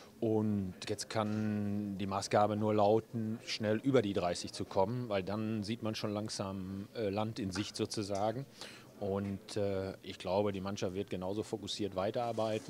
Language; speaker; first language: German; native; German